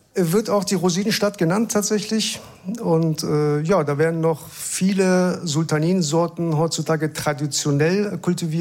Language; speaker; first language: German; early bilingual, other home language; Persian